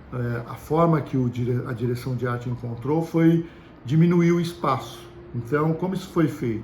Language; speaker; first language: Portuguese; native; Portuguese